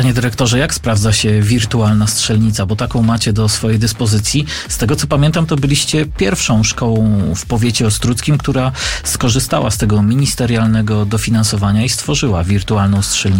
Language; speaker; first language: Polish; native; Polish